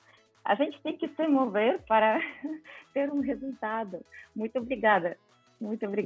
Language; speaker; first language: Portuguese; non-native, fluent; Ukrainian